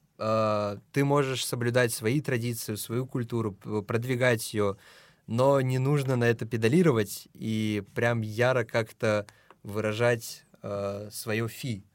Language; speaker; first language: Russian; non-native, local second language; Tajik